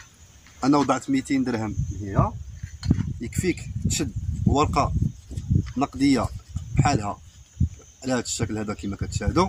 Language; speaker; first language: Arabic; native; Arabic